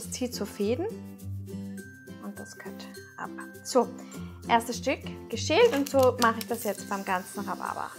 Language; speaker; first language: German; native; German